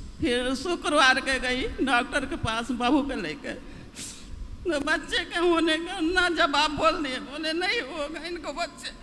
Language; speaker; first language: Hindi; native; Hindi